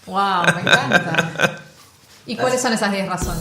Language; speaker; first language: Spanish; native; Spanish